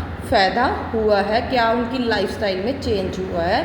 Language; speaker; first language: Hindi; native; Hindi